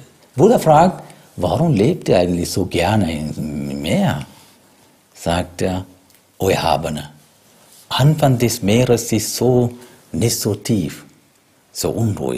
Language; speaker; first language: German; non-native, fluent; Sinhala